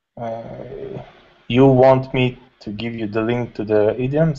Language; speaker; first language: English; non-native, learner; Russian